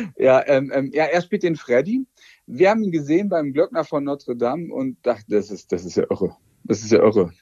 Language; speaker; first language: German; native; German